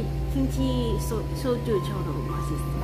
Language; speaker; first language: Korean; non-native, learner; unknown